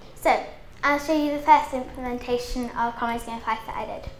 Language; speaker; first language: English; native; English